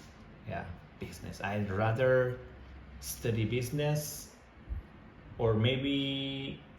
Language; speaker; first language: English; non-native, learner; Spanish